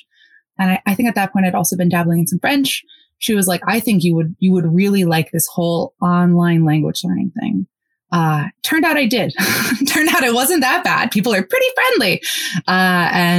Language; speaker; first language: English; early bilingual, other home language; Polish